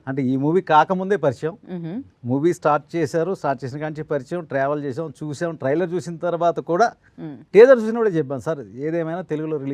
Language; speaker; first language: Telugu; native; Telugu